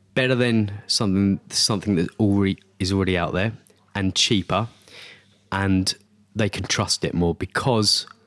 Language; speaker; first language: English; native; English